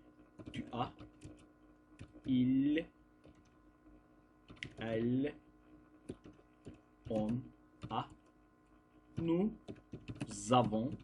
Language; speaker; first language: French; non-native, fluent; Turkish